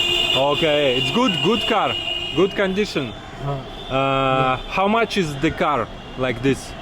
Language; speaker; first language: English; non-native, learner; Russian